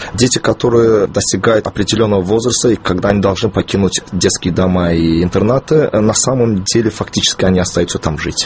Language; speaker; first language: Russian; non-native, local second language; Azerbaijani